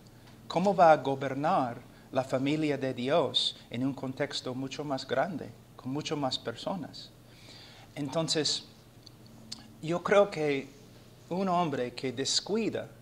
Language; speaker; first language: Spanish; non-native, fluent; English